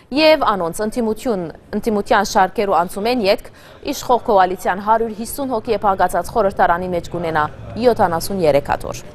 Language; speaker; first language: Armenian; early bilingual, heritage; Armenian